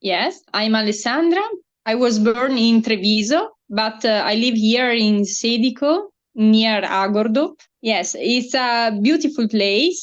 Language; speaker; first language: English; non-native, learner; Italian